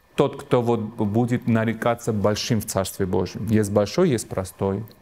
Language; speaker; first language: Russian; non-native, local second language; Armenian